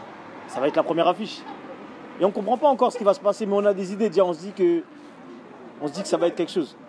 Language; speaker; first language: French; native; French